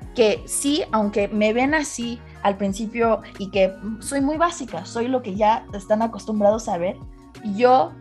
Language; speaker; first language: Spanish; early bilingual, heritage; Spanish